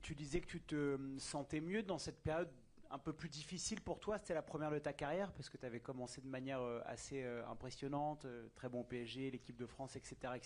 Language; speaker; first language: French; native; French